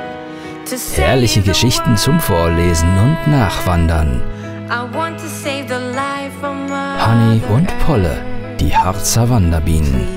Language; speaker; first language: German; native; German